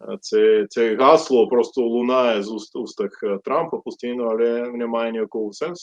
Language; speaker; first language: Ukrainian; non-native, fluent; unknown